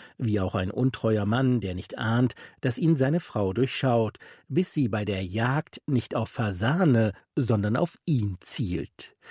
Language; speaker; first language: German; native; German